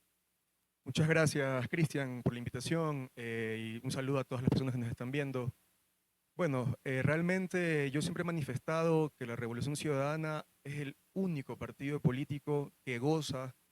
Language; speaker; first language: Spanish; native; Spanish